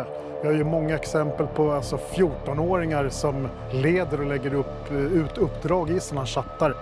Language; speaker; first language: Swedish; native; Swedish